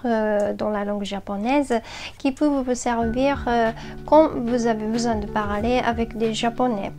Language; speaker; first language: French; non-native, fluent; Japanese